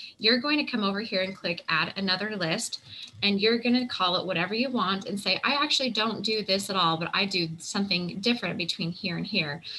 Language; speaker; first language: English; native; English